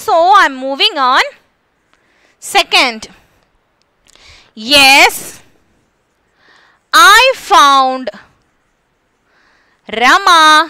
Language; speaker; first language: English; non-native, local second language; Malayalam